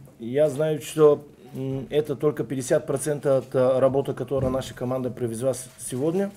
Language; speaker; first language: Russian; non-native, fluent; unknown